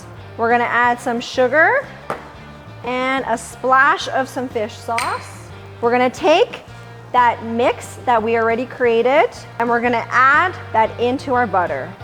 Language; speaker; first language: English; native; English